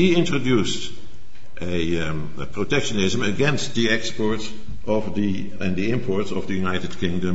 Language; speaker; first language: English; non-native, fluent; Dutch